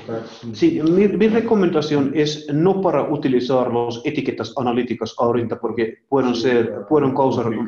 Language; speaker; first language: Spanish; non-native, learner; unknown